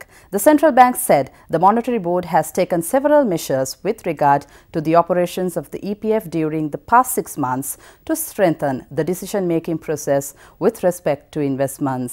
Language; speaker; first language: English; non-native, local second language; Sinhala